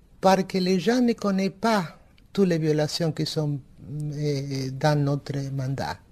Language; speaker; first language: French; non-native, fluent; Spanish